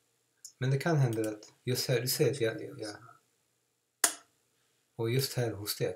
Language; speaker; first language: Swedish; non-native, fluent; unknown